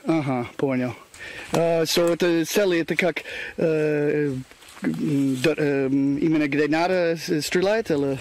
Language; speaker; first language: Russian; non-native, learner; English